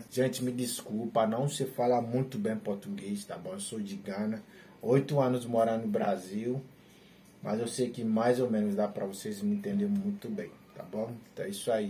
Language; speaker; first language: Portuguese; non-native, learner; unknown